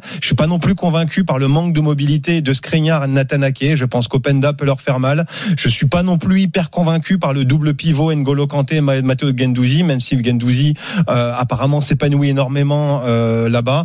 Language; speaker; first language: French; native; French